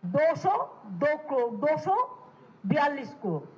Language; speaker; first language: Hindi; non-native, local second language; Bangla